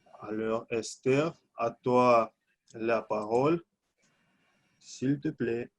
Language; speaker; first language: French; non-native, fluent; Russian